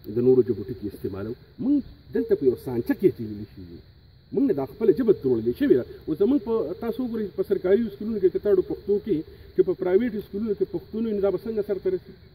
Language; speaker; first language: Pashto; native; Pashto